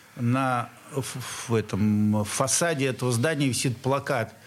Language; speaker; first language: Russian; native; Russian